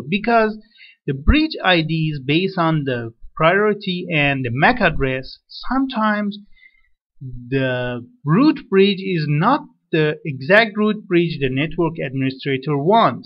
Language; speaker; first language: English; non-native, fluent; Persian